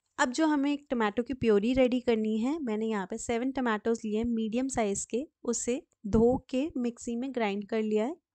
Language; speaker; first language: Hindi; native; Hindi